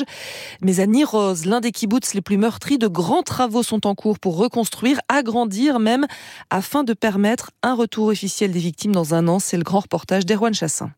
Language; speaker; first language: French; native; French